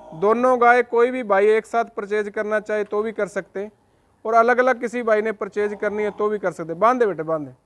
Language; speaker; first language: Hindi; native; Hindi